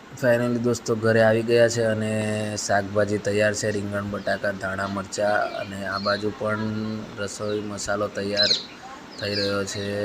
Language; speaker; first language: Gujarati; non-native, local second language; Rathawi